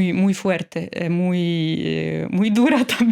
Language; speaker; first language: Spanish; non-native, fluent; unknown